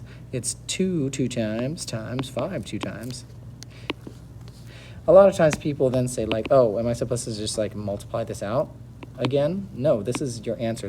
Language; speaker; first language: English; native; English